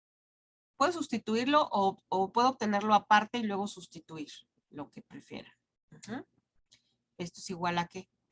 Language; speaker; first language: Spanish; native; Spanish